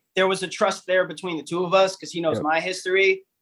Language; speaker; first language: English; native; English